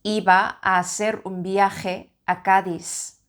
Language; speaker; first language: Spanish; non-native, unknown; Korean